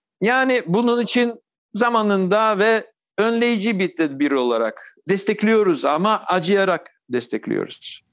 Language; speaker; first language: Turkish; non-native, fluent; Russian